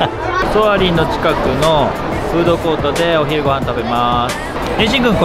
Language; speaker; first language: Japanese; native; Japanese